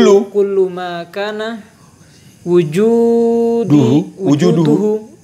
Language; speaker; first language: Arabic; non-native, learner; Indonesian